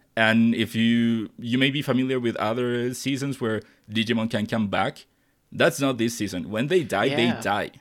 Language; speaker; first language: English; non-native, fluent; Spanish